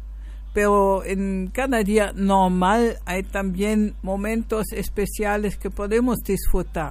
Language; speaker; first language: Spanish; non-native, fluent; German